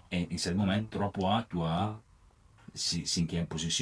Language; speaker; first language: French; non-native, learner; Italian